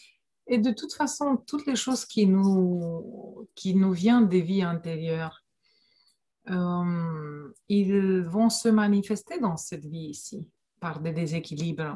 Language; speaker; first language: French; non-native, fluent; Romanian